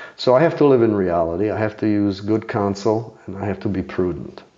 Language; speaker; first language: English; non-native, fluent; Czech